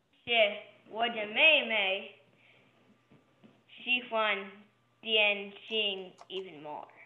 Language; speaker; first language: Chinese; non-native, learner; English